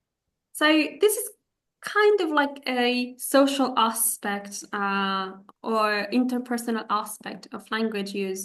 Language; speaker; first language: English; non-native, fluent; Spanish